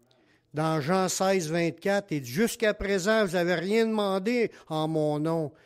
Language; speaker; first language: French; native; French